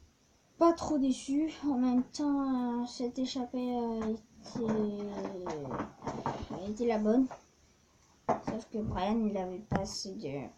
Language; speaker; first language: French; native; French